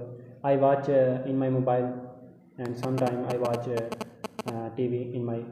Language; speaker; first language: English; non-native, learner; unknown